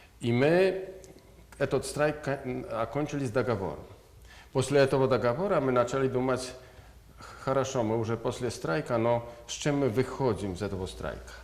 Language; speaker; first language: Russian; non-native, learner; Polish